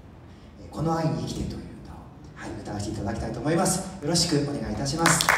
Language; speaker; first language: Japanese; native; Japanese